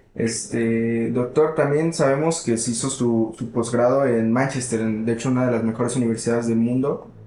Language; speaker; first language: Spanish; native; Spanish